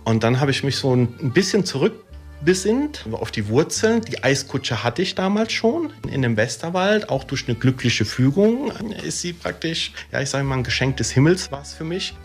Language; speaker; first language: German; early bilingual, other home language; Italian